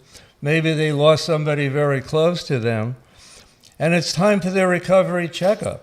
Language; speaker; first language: English; native; English